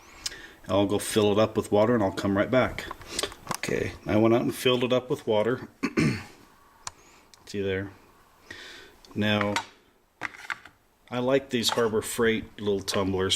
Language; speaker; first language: English; native; English